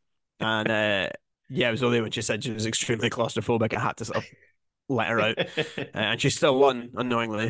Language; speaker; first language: English; native; English